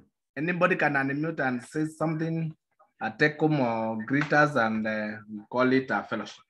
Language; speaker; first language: English; non-native, local second language; Kamba